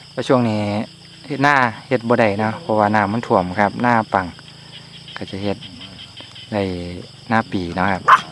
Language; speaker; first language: Thai; native; Thai